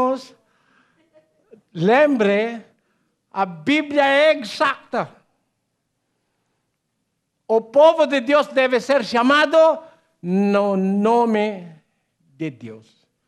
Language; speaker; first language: Portuguese; non-native, learner; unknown